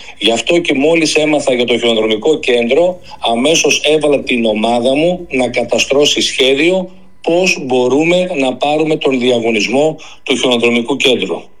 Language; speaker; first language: Greek; native; Greek